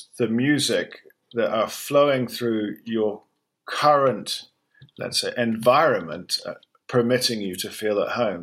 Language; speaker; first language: English; native; English